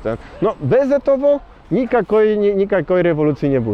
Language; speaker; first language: Russian; non-native, learner; Polish